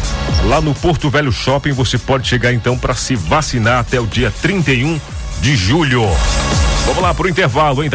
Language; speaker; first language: Portuguese; native; Portuguese